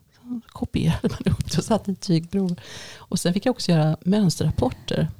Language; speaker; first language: Swedish; early bilingual, other home language; Finnish